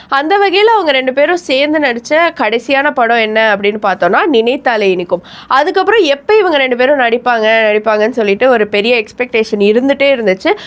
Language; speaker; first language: Tamil; native; Tamil